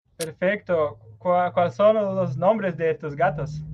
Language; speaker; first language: Spanish; non-native, learner; Portuguese